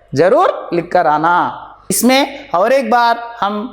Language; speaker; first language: Hindi; non-native, local second language; Telugu